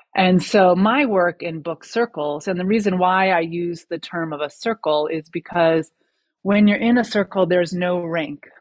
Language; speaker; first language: English; native; English